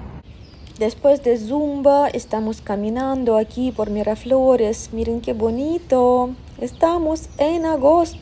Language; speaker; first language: Spanish; non-native, fluent; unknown